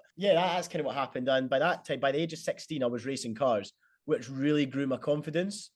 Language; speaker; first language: English; native; English